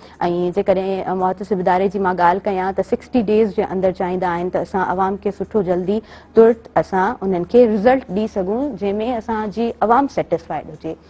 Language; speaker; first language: Sindhi; native; Sindhi